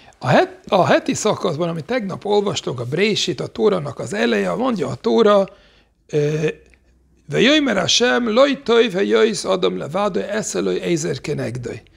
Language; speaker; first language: Hungarian; non-native, fluent; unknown